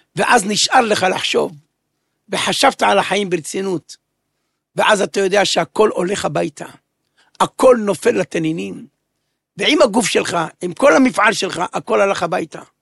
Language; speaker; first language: Hebrew; native; Hebrew